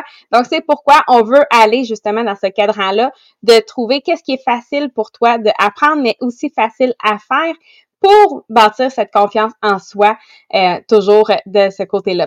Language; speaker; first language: French; native; French